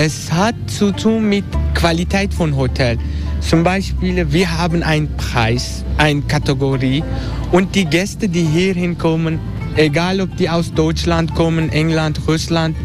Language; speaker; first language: German; non-native, learner; Turkish